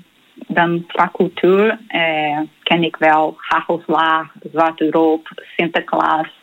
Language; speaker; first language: Dutch; non-native, fluent; Portuguese